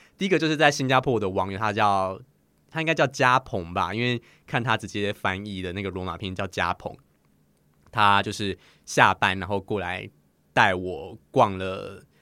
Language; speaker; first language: Chinese; native; Chinese